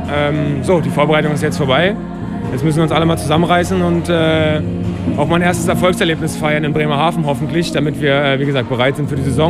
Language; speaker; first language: German; native; German